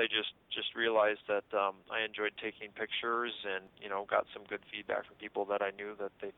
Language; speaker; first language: English; native; English